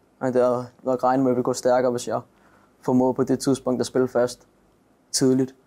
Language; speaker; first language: Danish; native; Danish